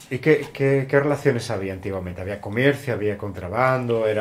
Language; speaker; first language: Spanish; native; Spanish